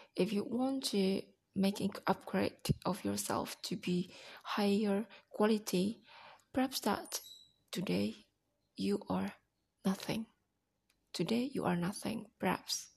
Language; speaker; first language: English; non-native, learner; Indonesian